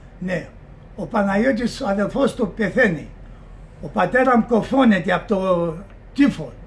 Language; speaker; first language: Greek; early bilingual, heritage; Greek